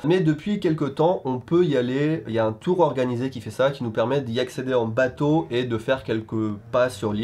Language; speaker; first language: French; native; French